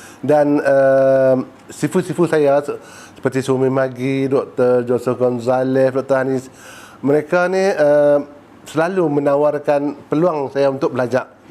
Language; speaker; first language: Malay; native; Malay